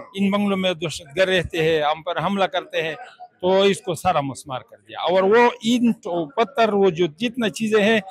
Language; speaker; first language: Urdu; non-native, local second language; Pashto